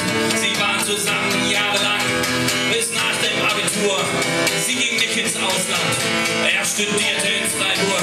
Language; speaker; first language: German; native; German